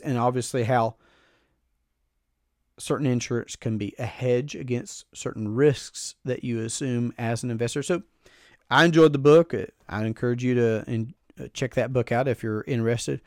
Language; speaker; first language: English; native; English